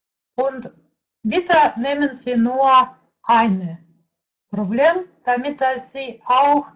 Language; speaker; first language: German; non-native, fluent; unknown